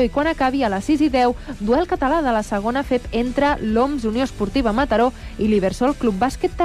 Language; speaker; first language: Catalan; native; Catalan